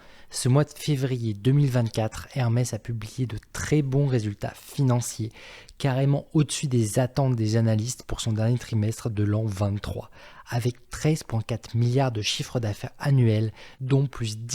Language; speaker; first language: French; native; French